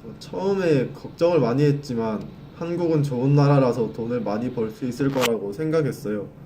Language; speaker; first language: Korean; non-native, fluent; Thai